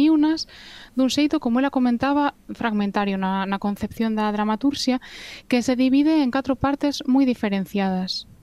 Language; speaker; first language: Galician; native; Galician